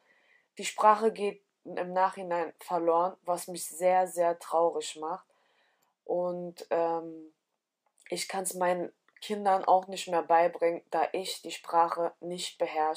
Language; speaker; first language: German; early bilingual, other home language; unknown